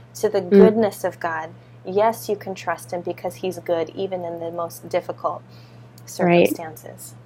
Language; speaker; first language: English; native; English